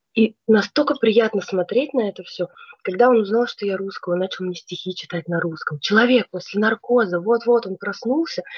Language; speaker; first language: Russian; native; Russian